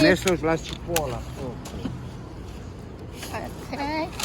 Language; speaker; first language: Italian; non-native, learner; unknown